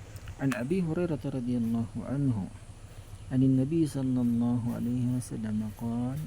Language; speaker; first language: Arabic; non-native, fluent; Filipino